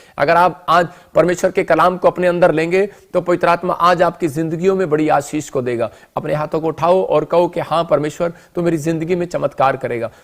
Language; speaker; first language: Hindi; non-native, local second language; Punjabi